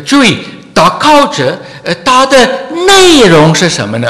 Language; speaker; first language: Chinese; non-native, fluent; English